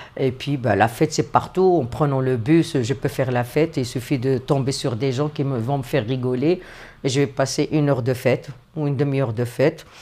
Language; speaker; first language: French; non-native, local second language; Arabic